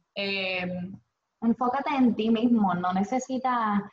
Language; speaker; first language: Spanish; non-native, fluent; Greek